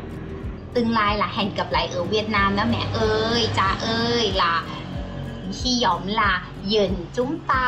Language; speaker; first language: Vietnamese; non-native, learner; Thai